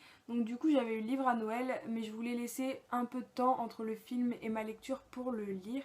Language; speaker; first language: French; native; French